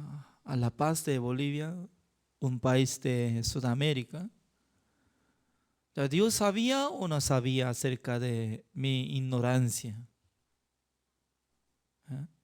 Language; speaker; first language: Spanish; non-native, learner; Korean